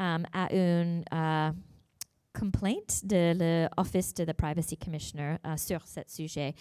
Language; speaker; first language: French; non-native, learner; English